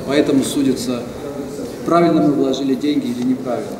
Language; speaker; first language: Russian; native; Russian